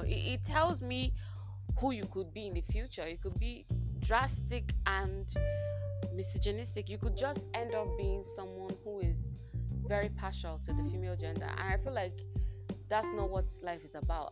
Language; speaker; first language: English; non-native, local second language; Igbo